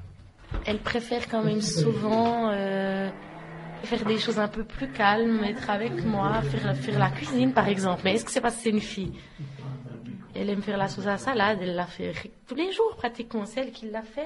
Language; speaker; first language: French; native; French